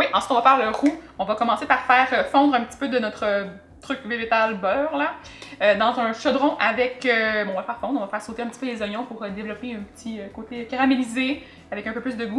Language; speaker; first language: French; native; French